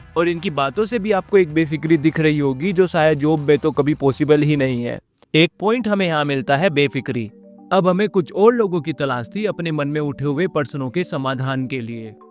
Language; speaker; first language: Hindi; native; Hindi